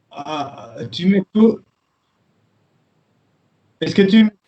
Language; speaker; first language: French; non-native, learner; Spanish